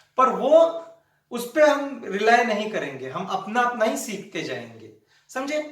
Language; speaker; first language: Hindi; non-native, local second language; Marathi